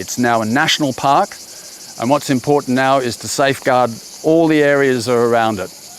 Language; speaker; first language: English; native; English